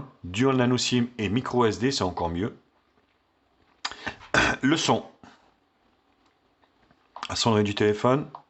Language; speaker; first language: French; native; French